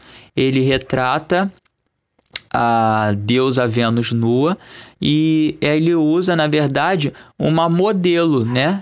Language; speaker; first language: Portuguese; native; Portuguese